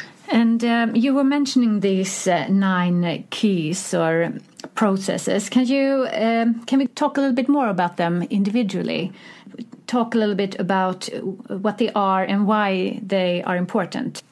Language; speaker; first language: English; non-native, fluent; Swedish